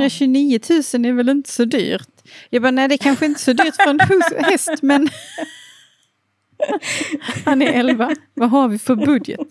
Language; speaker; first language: Swedish; native; Swedish